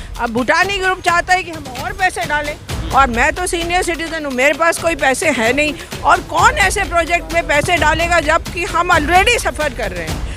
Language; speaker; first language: Hindi; native; Hindi